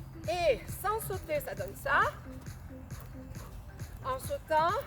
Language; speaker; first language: French; native; French